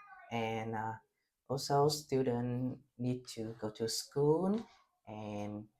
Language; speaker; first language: English; non-native, learner; Vietnamese